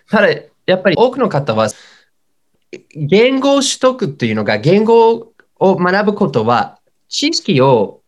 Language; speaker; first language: Japanese; non-native, fluent; English